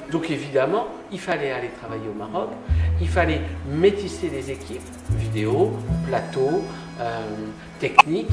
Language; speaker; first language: French; native; French